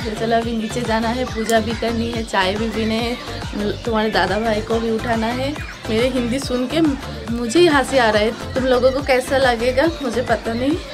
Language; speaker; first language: Hindi; non-native, local second language; Bangla